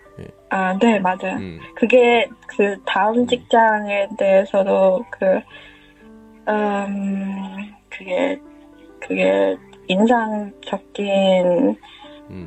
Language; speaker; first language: Korean; non-native, learner; Chinese